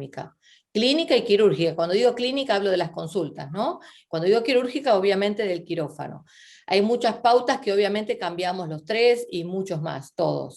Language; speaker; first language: Spanish; native; Spanish